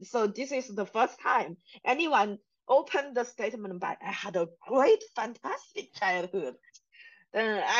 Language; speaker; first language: English; non-native, fluent; Chinese